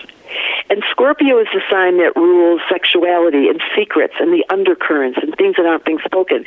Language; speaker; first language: English; native; English